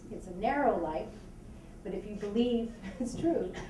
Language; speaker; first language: English; native; English